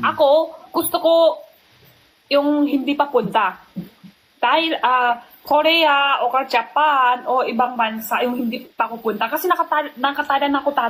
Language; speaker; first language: Filipino; non-native, learner; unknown